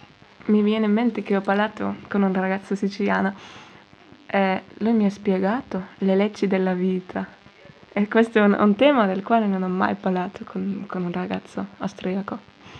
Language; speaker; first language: Italian; non-native, fluent; German